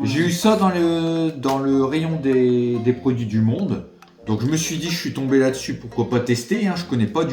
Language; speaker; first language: French; native; French